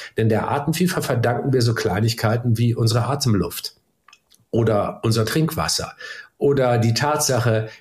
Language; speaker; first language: German; native; German